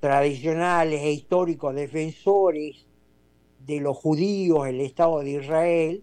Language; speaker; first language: Spanish; native; Spanish